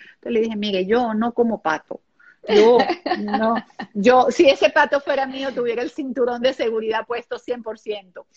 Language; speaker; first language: Spanish; non-native, local second language; German